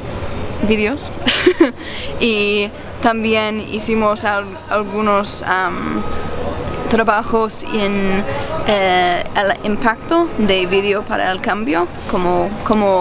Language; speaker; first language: Spanish; non-native, fluent; English